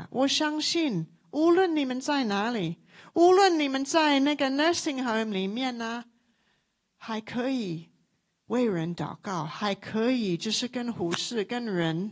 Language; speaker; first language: Chinese; non-native, local second language; English